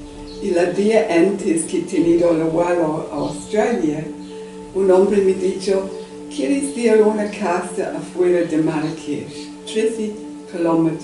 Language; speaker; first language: Spanish; non-native, learner; English